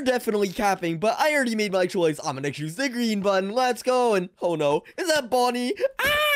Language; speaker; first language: English; native; English